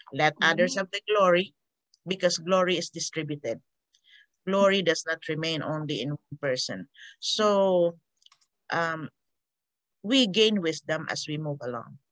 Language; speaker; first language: English; non-native, local second language; Hiligaynon